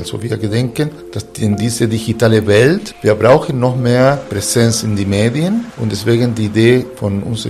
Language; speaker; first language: German; non-native, fluent; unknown